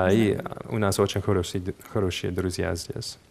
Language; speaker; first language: Russian; non-native, fluent; English